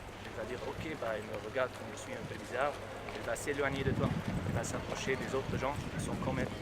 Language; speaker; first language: French; non-native, learner; Arabic